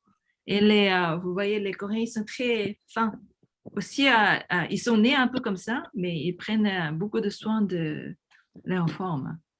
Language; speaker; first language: French; non-native, fluent; Korean